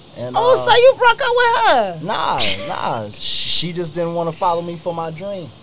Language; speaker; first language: English; native; English